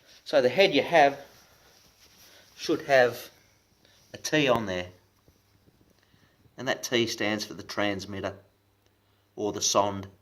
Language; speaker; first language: English; native; English